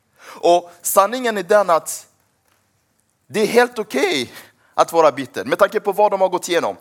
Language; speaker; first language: Swedish; early bilingual, other home language; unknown